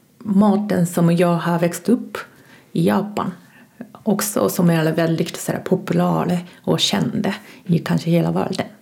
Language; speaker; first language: Swedish; non-native, fluent; Japanese